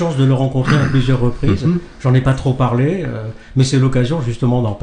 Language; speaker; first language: French; native; French